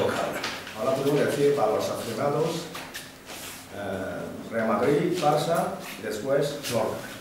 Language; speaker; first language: Spanish; non-native, fluent; Chinese